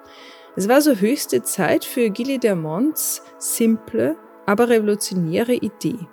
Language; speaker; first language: German; native; German